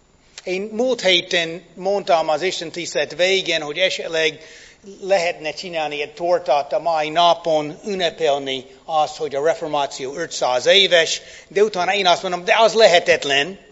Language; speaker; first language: Hungarian; non-native, fluent; English